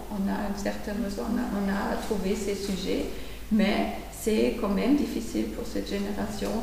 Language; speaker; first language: French; non-native, fluent; German